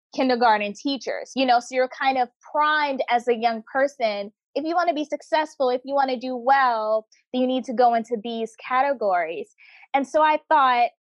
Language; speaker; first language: English; native; English